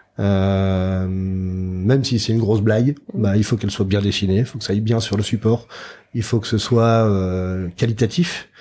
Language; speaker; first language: French; native; French